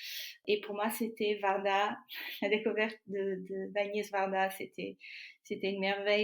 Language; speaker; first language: French; non-native, fluent; Portuguese